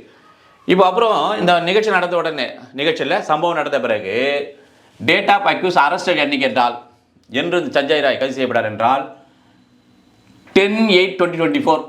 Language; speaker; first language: Tamil; native; Tamil